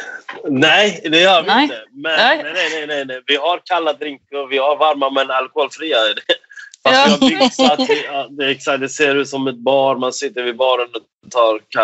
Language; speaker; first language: Swedish; non-native, fluent; Persian